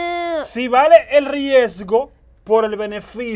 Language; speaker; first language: Spanish; native; Spanish